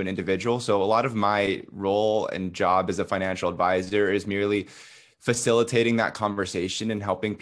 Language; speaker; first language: English; native; English